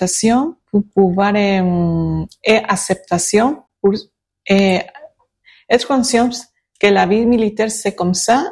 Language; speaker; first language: French; non-native, learner; Spanish